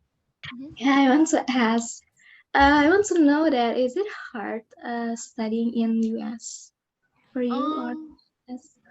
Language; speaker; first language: English; non-native, learner; Indonesian